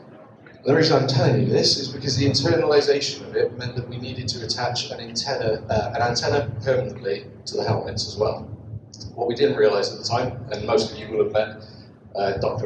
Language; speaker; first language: English; native; English